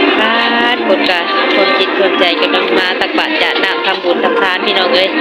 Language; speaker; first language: Thai; non-native, local second language; Lao